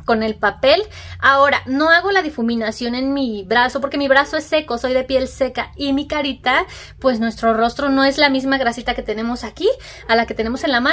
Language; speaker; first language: Spanish; native; Spanish